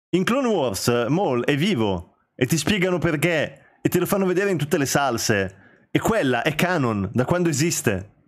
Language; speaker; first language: Italian; early bilingual, other home language; Albanian